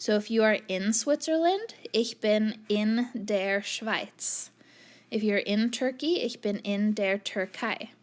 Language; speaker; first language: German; non-native, fluent; English